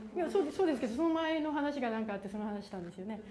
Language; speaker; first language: Japanese; native; Japanese